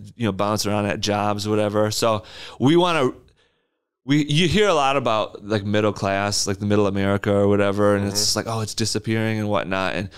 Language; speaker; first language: English; native; English